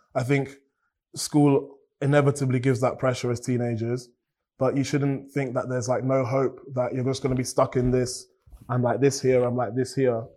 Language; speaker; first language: English; native; English